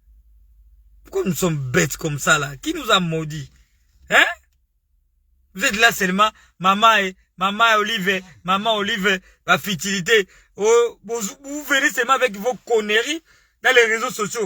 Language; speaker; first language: French; non-native, local second language; Lingala